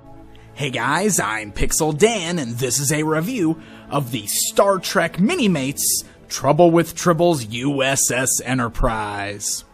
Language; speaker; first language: English; native; English